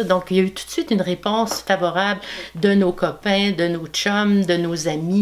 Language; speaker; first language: French; native; French